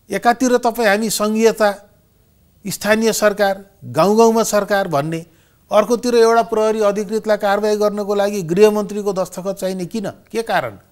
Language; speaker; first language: Nepali; native; Nepali